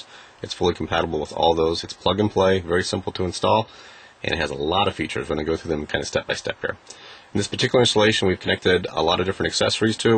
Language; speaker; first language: English; native; English